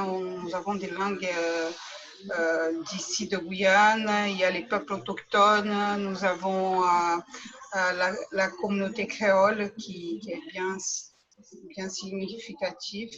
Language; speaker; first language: French; native; French